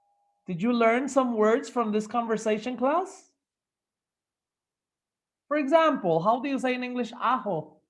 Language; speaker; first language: English; non-native, fluent; Spanish